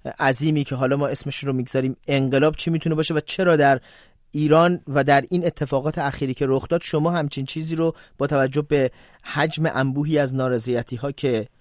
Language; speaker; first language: Persian; native; Persian